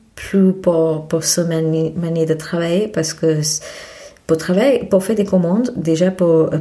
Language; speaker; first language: French; non-native, fluent; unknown